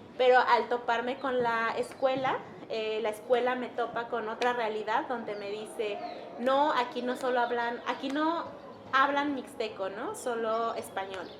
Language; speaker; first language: Spanish; non-native, local second language; Mixtepec Mixtec